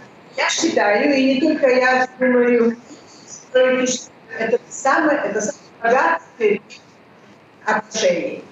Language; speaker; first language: Russian; early bilingual, heritage; Russian